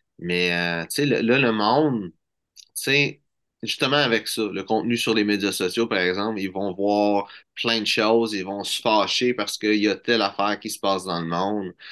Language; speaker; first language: French; native; French